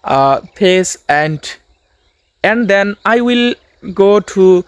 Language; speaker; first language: English; non-native, learner; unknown